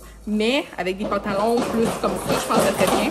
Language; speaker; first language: French; native; French